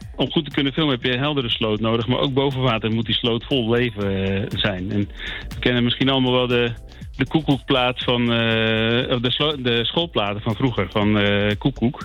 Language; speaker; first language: Dutch; native; Dutch